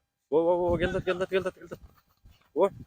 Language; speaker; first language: Russian; non-native, local second language; Kyrgyz